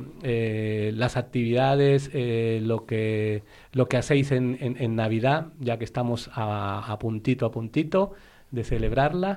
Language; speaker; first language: Spanish; native; Spanish